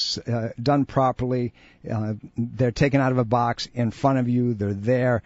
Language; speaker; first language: English; native; English